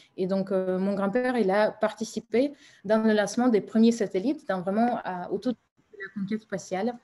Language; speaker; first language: French; non-native, fluent; Russian